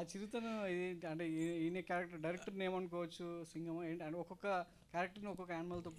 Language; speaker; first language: Telugu; native; Telugu